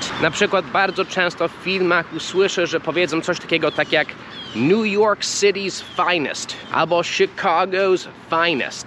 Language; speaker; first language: Polish; non-native, fluent; English